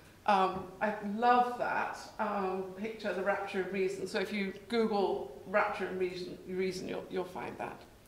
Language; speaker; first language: English; native; English